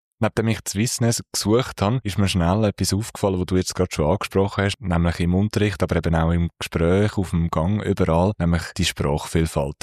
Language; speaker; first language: German; native; German